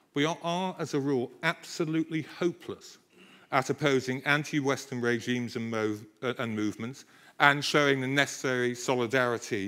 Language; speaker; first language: English; native; English